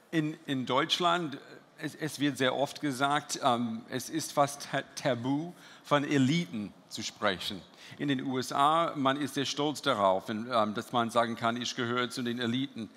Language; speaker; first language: German; non-native, fluent; English